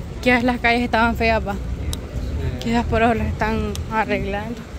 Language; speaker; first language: Spanish; native; Spanish